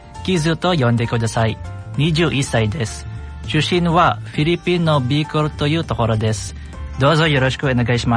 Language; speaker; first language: Japanese; non-native, learner; Bikol